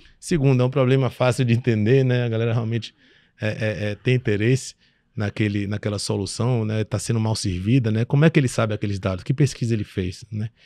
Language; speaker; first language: Portuguese; early bilingual, other home language; French